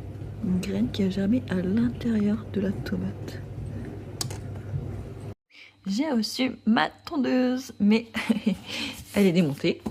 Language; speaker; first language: French; native; French